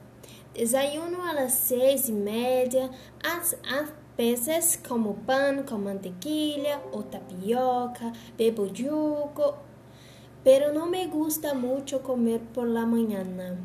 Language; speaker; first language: Spanish; non-native, learner; Portuguese